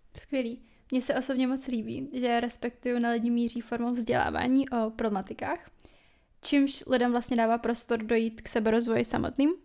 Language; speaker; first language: Czech; native; Czech